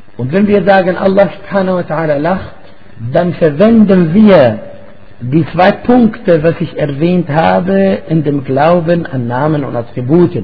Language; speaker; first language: German; non-native, fluent; Arabic